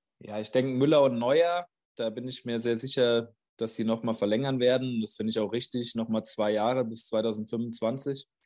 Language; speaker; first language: German; native; German